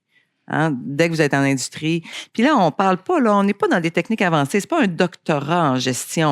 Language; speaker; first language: French; native; French